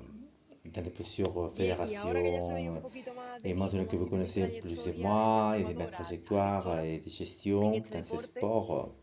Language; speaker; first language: French; non-native, learner; Spanish